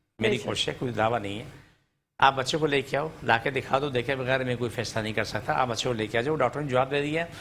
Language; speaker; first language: Urdu; non-native, local second language; Punjabi